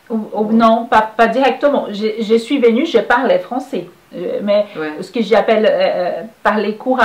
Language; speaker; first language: French; non-native, fluent; Portuguese